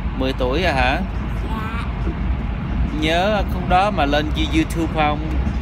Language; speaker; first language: Vietnamese; early bilingual, heritage; Vietnamese